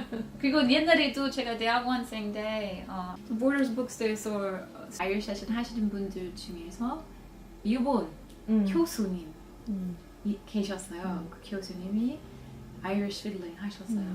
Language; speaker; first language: Korean; non-native, fluent; English